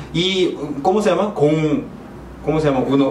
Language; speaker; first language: Spanish; non-native, fluent; Korean